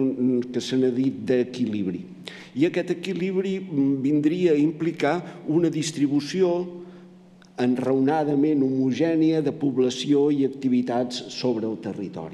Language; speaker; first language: Catalan; native; Catalan